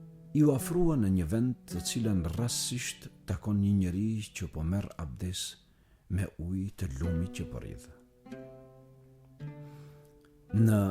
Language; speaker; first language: Albanian; native; Albanian